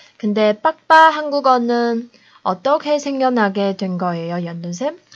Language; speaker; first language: Korean; non-native, fluent; Chinese